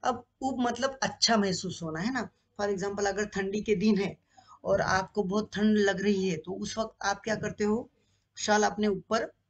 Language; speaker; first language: Hindi; non-native, local second language; Marathi